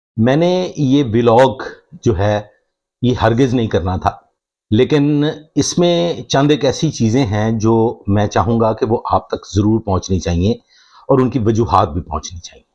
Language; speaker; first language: Urdu; non-native, local second language; Punjabi